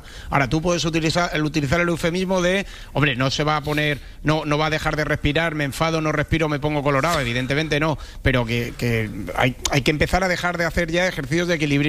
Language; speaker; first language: Spanish; native; Spanish